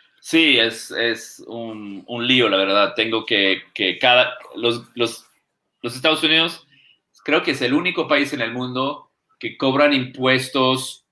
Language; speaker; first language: Spanish; non-native, fluent; French